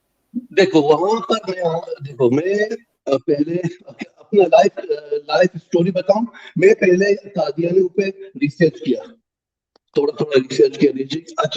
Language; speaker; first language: Hindi; non-native, fluent; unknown